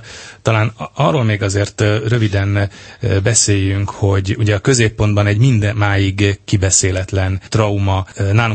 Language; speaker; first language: Hungarian; native; Hungarian